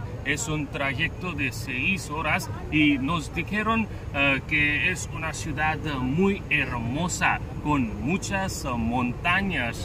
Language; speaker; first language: Spanish; non-native, fluent; Hindi